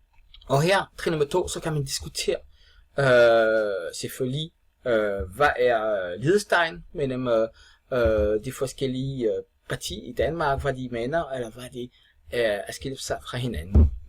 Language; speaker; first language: Danish; non-native, fluent; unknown